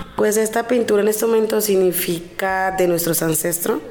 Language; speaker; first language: Spanish; non-native, local second language; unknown